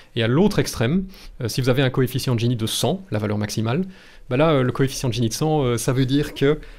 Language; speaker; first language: French; native; French